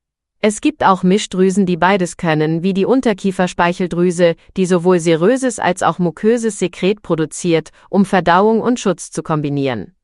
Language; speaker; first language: German; native; German